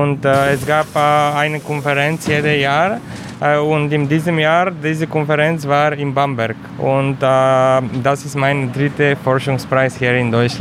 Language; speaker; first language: German; non-native, learner; Bulgarian